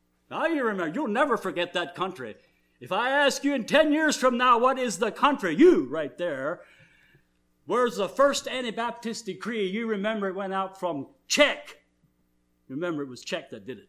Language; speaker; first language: English; early bilingual, other home language; German